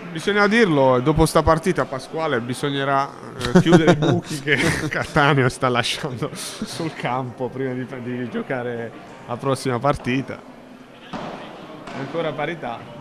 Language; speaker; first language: Italian; native; Italian